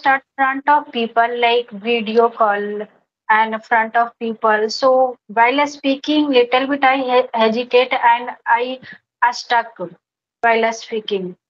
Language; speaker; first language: English; non-native, learner; Hindi